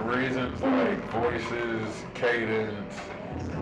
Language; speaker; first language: English; native; English